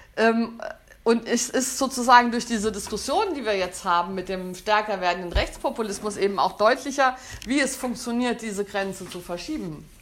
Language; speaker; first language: German; native; German